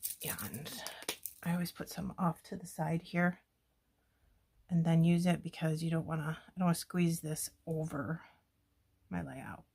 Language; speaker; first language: English; native; English